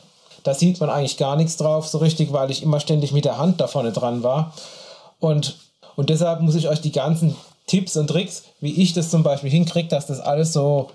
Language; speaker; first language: German; native; German